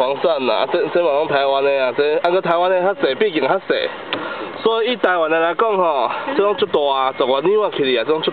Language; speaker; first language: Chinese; non-native, local second language; Min Nan Chinese